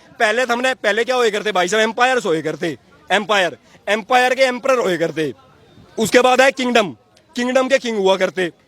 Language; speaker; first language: Hindi; native; Hindi